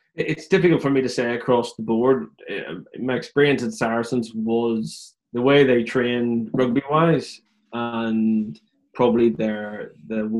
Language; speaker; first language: English; native; English